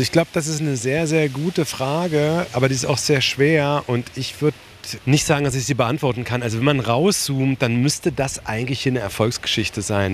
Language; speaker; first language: German; native; German